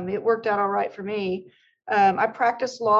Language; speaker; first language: English; native; English